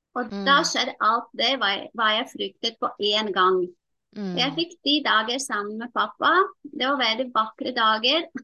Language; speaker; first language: Norwegian; non-native, fluent; Latvian